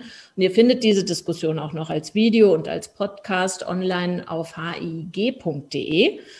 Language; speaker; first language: German; native; German